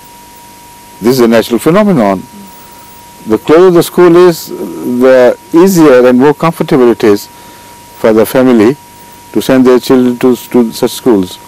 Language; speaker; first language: English; non-native, local second language; Urdu